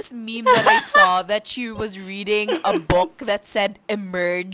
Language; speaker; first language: English; non-native, local second language; Hiligaynon